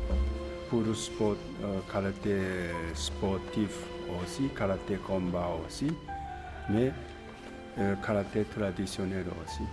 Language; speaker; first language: French; non-native, learner; Japanese